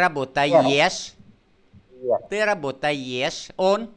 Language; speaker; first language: Russian; non-native, fluent; Vietnamese